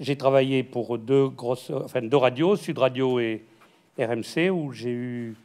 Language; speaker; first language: French; native; French